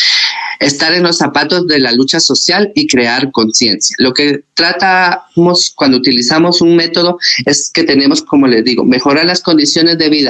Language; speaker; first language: Spanish; native; Spanish